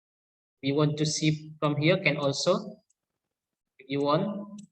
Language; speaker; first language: English; non-native, learner; Indonesian